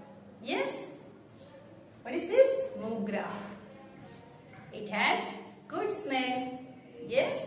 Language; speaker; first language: English; non-native, local second language; Marathi